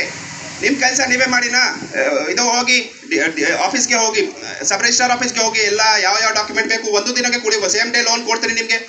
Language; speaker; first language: Kannada; non-native, learner; Hindi